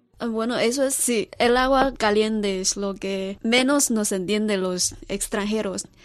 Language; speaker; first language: Spanish; non-native, fluent; Chinese